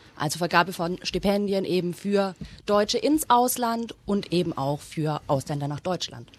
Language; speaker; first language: German; native; German